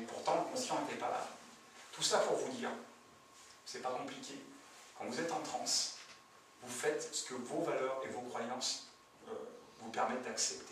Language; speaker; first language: French; native; French